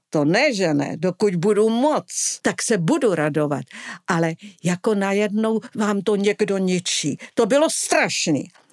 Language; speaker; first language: Czech; non-native, fluent; Italian